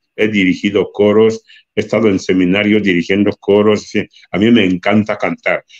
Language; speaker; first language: Spanish; non-native, local second language; Fang